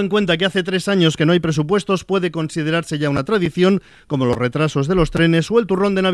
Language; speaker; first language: Spanish; native; Spanish